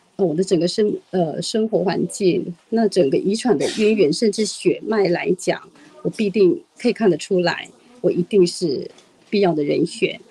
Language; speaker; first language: Chinese; non-native, local second language; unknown